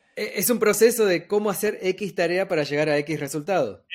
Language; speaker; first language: Spanish; native; Spanish